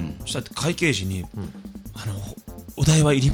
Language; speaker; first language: Japanese; native; Japanese